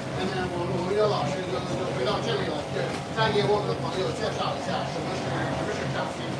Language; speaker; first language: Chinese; non-native, fluent; English